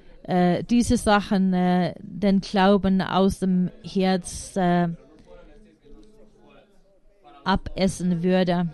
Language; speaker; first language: German; non-native, fluent; Finnish